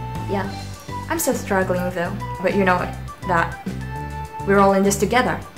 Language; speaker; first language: English; non-native, fluent; Indonesian